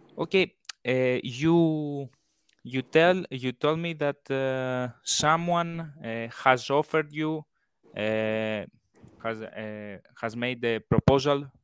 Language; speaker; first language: English; non-native, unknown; Greek